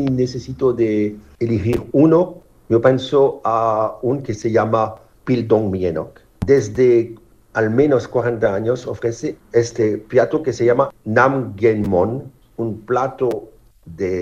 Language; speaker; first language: Spanish; non-native, learner; French